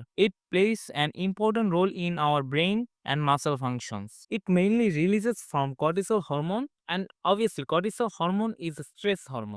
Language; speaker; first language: English; non-native, fluent; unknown